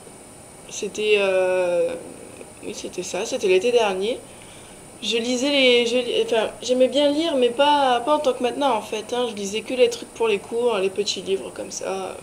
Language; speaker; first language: French; native; French